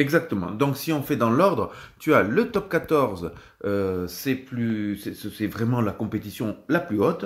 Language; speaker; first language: French; native; French